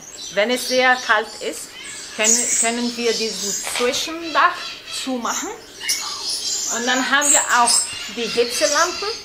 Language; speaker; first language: German; non-native, learner; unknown